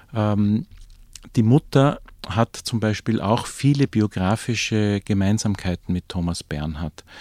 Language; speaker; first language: German; native; German